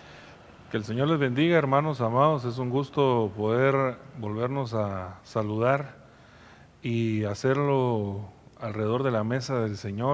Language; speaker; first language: Spanish; native; Spanish